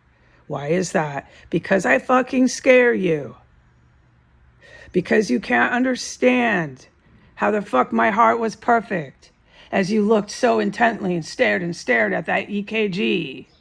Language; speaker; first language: English; native; English